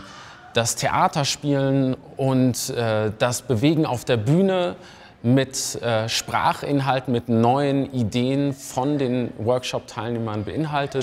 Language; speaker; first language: German; early bilingual, heritage; German